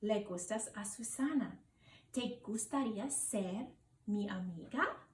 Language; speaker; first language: Spanish; non-native, fluent; English